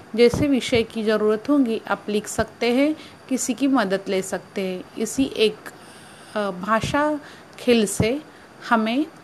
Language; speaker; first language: Hindi; non-native, local second language; Marathi